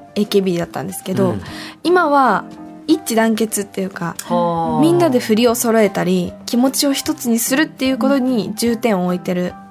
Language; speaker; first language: Japanese; native; Japanese